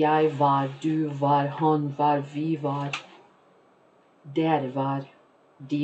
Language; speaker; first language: Norwegian; non-native, fluent; Portuguese